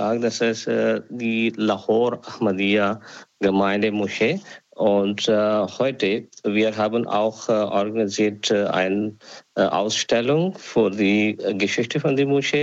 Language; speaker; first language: German; non-native, learner; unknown